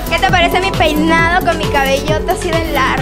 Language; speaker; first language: Spanish; native; Spanish